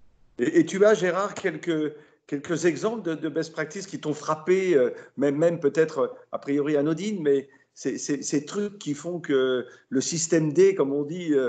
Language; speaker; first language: French; native; French